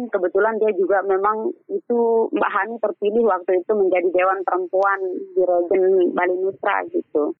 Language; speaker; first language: Indonesian; non-native, local second language; Sasak